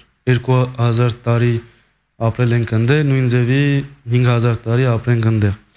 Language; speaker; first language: Armenian; early bilingual, heritage; Armenian